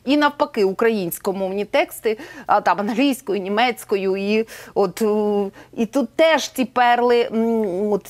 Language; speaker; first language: Ukrainian; native; Ukrainian